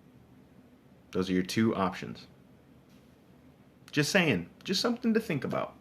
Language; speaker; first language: English; native; English